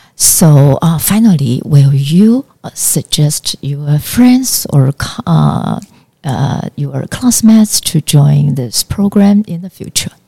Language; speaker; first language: English; non-native, learner; Chinese